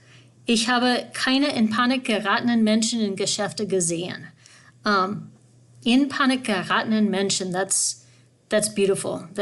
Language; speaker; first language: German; non-native, fluent; English